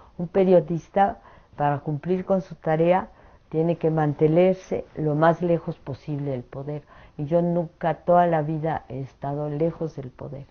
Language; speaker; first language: Spanish; early bilingual, other home language; French